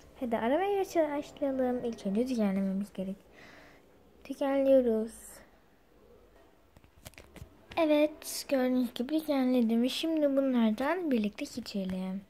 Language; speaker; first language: Turkish; early bilingual, heritage; Turkish